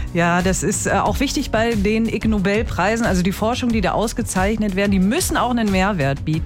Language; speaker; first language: German; native; German